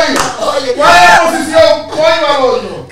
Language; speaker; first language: Spanish; native; Spanish